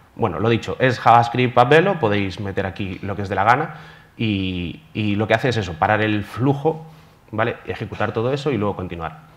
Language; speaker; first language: Spanish; native; Spanish